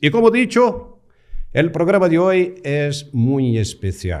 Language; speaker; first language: Spanish; non-native, fluent; Portuguese